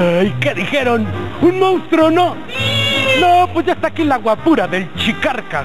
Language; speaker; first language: Spanish; native; Spanish